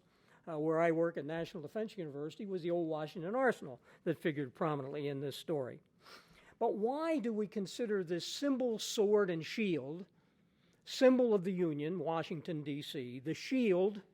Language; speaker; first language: English; native; English